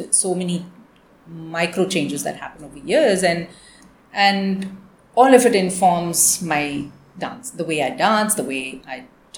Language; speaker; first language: English; non-native, local second language; Tamil